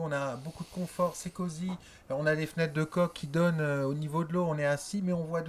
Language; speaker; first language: French; native; French